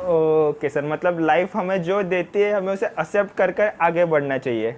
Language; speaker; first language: Hindi; non-native, local second language; Marathi